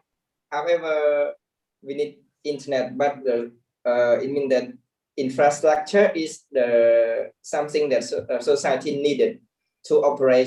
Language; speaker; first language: English; non-native, learner; Khmer